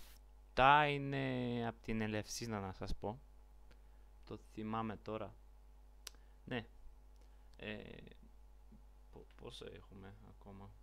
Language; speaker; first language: Greek; non-native, learner; Bulgarian